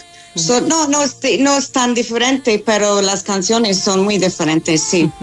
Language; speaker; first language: Spanish; non-native, fluent; English